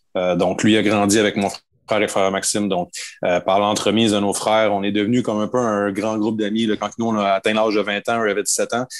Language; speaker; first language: French; native; French